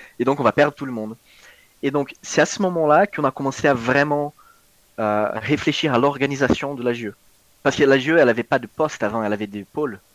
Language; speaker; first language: French; non-native, fluent; Portuguese